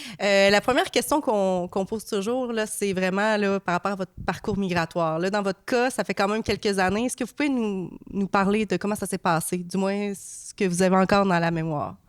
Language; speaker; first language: French; native; French